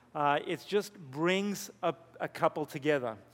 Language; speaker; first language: English; native; English